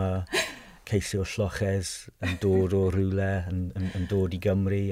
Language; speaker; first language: Welsh; non-native, fluent; English